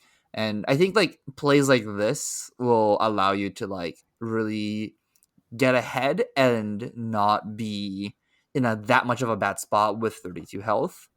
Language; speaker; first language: English; native; English